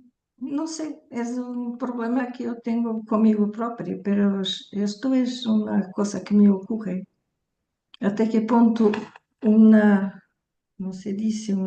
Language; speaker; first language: Spanish; early bilingual, heritage; Portuguese